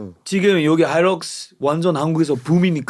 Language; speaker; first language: Korean; non-native, fluent; English